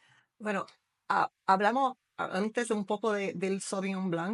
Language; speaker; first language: Spanish; non-native, fluent; Portuguese